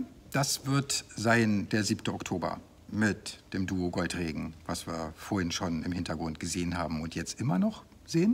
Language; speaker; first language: German; native; German